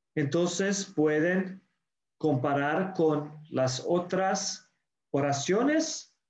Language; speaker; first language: Spanish; non-native, learner; English